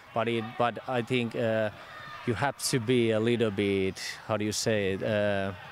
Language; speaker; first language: English; non-native, fluent; Finnish